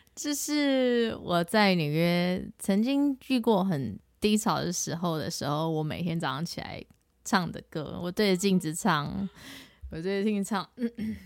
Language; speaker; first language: Chinese; native; Chinese